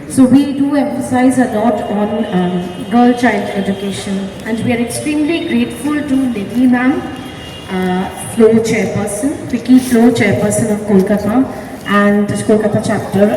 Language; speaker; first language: English; non-native, local second language; Bangla